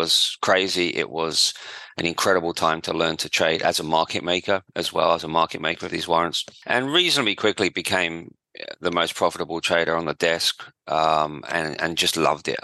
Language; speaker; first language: English; native; English